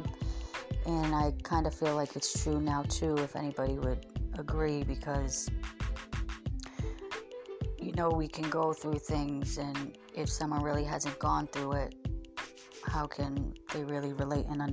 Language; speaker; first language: English; native; English